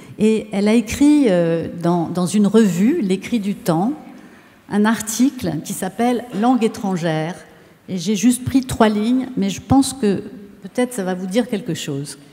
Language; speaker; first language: French; native; French